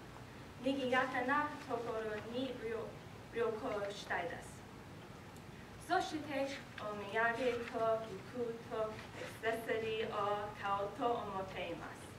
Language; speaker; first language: Japanese; non-native, learner; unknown